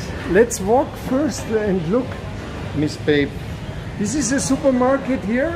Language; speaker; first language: English; non-native, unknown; German